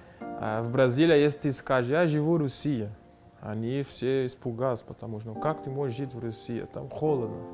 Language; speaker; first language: Russian; non-native, fluent; Portuguese